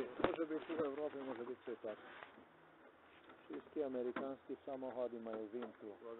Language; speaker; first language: Polish; non-native, learner; Slovenian